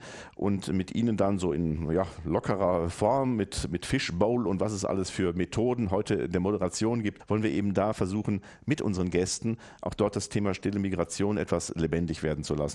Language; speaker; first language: German; native; German